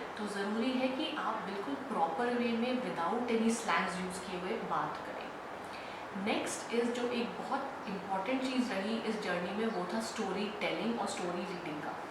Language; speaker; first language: Hindi; native; Hindi